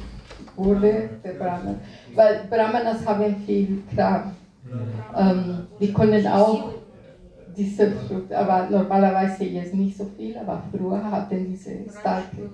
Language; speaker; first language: German; non-native, fluent; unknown